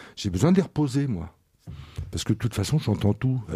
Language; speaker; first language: French; native; French